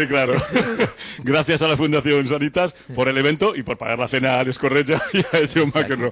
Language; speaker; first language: Spanish; native; Spanish